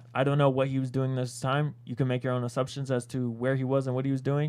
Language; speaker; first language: English; native; English